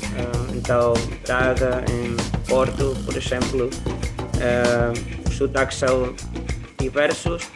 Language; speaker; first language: Portuguese; non-native, learner; Spanish